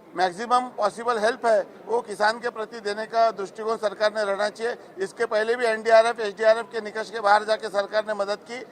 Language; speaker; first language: Hindi; non-native, local second language; Marathi